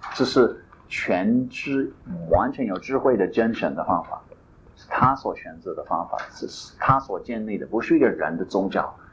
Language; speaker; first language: Chinese; non-native, fluent; English